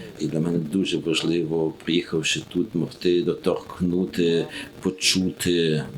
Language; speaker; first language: Ukrainian; non-native, learner; French